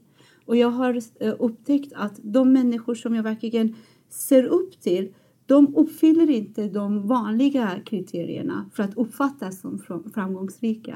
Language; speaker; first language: Swedish; non-native, fluent; Persian